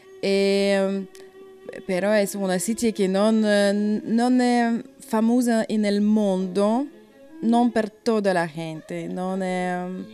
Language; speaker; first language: Spanish; non-native, learner; Italian